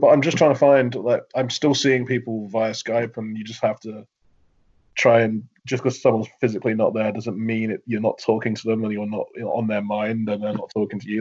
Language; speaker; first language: English; native; English